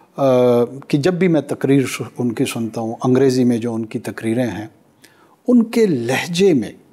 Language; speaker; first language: Urdu; non-native, local second language; Pashto